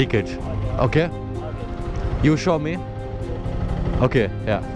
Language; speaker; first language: English; non-native, learner; German